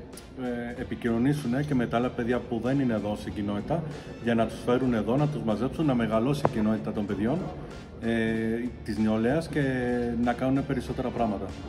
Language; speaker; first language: Greek; early bilingual, heritage; Greek